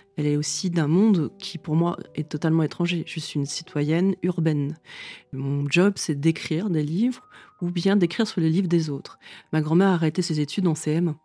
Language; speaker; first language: French; early bilingual, other home language; Vietnamese